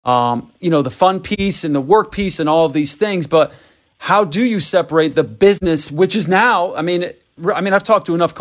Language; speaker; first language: English; native; English